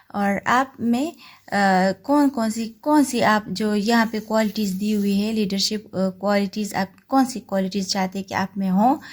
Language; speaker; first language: Urdu; non-native, local second language; Pashto